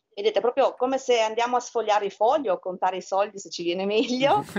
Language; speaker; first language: Italian; early bilingual, other home language; Albanian